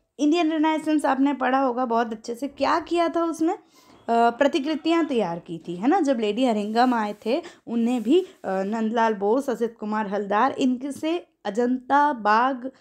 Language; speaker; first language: Hindi; native; Hindi